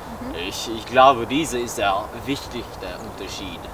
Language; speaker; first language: German; non-native, learner; Norwegian